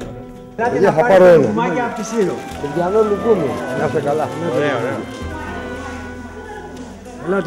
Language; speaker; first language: Greek; native; Greek